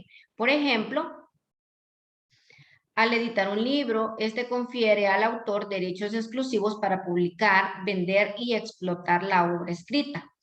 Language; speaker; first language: Spanish; native; Spanish